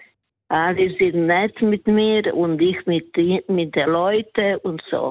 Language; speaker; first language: German; non-native, learner; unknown